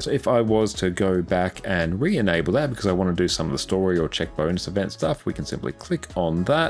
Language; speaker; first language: English; native; English